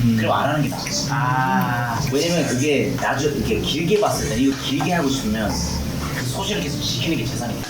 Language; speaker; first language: Korean; early bilingual, heritage; Korean